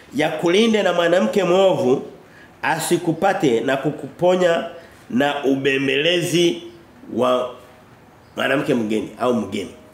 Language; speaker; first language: Swahili; native; Swahili